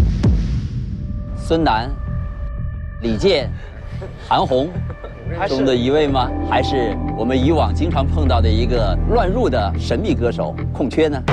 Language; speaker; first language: Chinese; native; Chinese